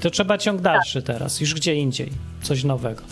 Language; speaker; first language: Polish; native; Polish